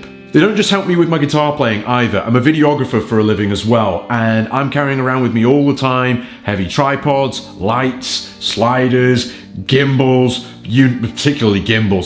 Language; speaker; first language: English; native; English